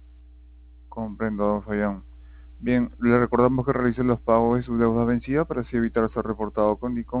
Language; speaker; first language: Spanish; native; Spanish